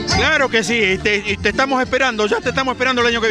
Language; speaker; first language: Spanish; native; Spanish